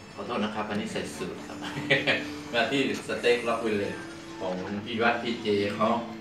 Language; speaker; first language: Thai; native; Thai